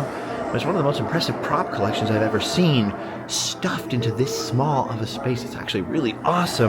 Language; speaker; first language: English; native; English